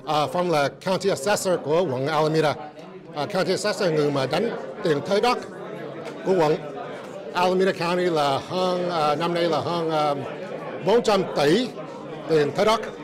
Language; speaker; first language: Vietnamese; early bilingual, heritage; English